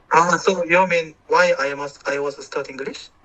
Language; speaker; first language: English; non-native, learner; Korean